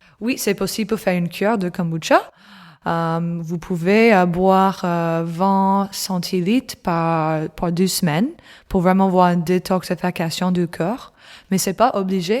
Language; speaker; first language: French; non-native, learner; English